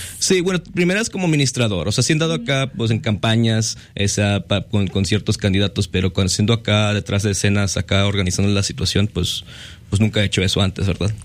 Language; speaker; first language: Spanish; early bilingual, heritage; Spanish